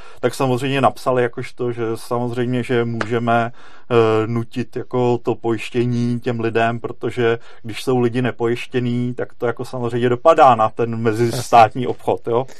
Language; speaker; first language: Czech; native; Czech